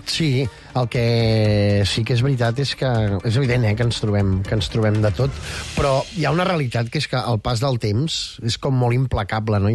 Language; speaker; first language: Catalan; native; Catalan